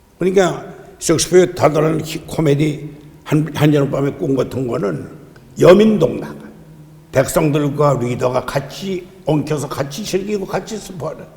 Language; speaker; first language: Korean; native; Korean